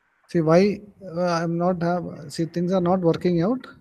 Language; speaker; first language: English; non-native, local second language; Malayalam